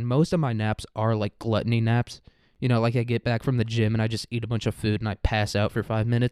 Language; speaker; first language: English; native; English